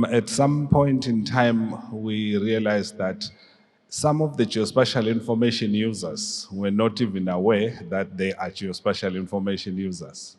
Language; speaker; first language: English; non-native, local second language; Swati